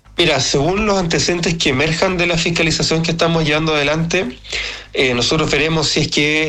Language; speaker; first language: Spanish; native; Spanish